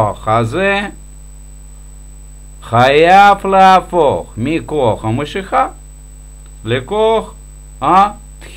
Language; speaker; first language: Hebrew; non-native, fluent; Russian